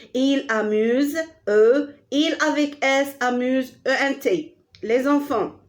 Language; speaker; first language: French; non-native, local second language; Arabic